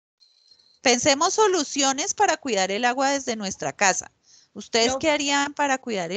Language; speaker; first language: Spanish; native; Spanish